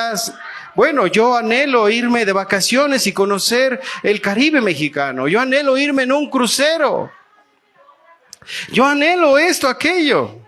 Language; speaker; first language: Spanish; native; Spanish